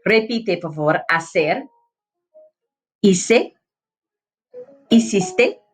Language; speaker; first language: Spanish; non-native, fluent; English